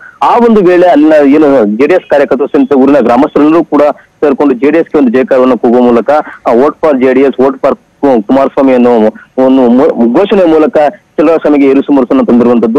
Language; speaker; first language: Kannada; native; Kannada